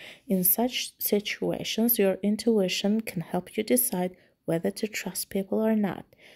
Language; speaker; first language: English; non-native, fluent; Azerbaijani